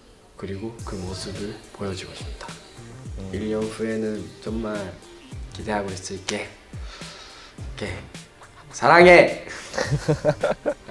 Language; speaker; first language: Korean; non-native, learner; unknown